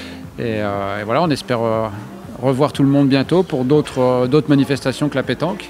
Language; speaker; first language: French; native; French